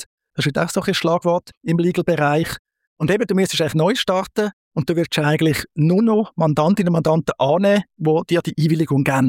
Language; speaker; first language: German; native; German